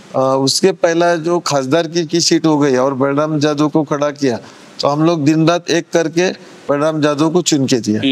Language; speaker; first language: Hindi; non-native, local second language; Marathi